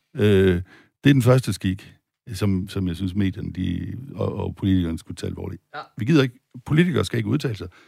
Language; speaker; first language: Danish; native; Danish